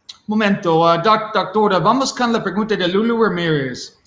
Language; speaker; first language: Spanish; non-native, learner; English